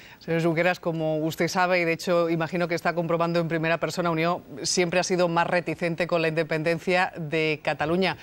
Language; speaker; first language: Spanish; native; Spanish